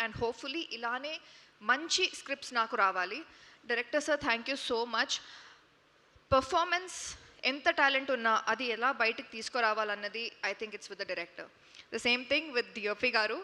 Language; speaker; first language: Telugu; non-native, fluent; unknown